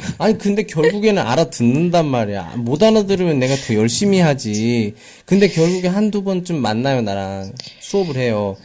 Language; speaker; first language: Korean; native; Korean